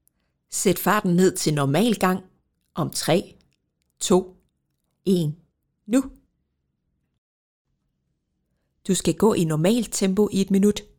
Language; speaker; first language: Danish; native; Danish